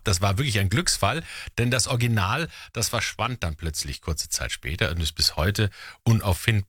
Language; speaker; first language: German; native; German